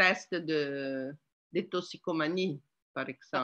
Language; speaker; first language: French; non-native, learner; Italian